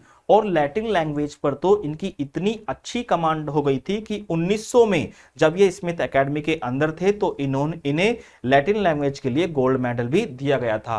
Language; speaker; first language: Hindi; native; Hindi